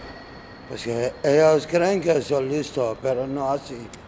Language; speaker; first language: Spanish; non-native, learner; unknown